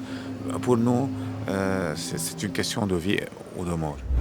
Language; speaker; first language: French; non-native, local second language; Arabic